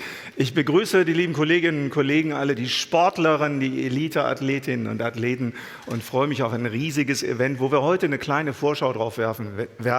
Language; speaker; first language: German; native; German